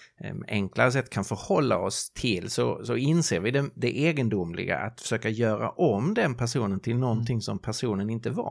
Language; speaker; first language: Swedish; native; Swedish